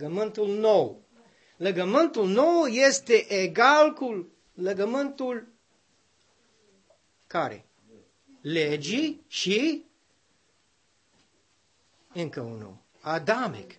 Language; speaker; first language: Romanian; non-native, learner; English